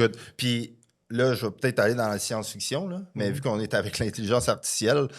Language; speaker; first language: French; native; French